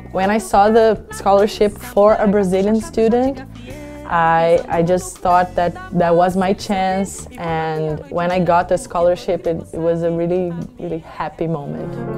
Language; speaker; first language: English; non-native, fluent; Portuguese